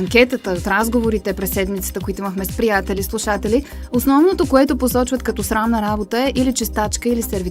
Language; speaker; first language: Bulgarian; native; Bulgarian